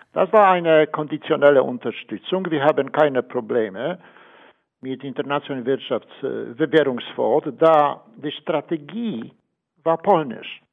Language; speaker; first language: German; non-native, fluent; Polish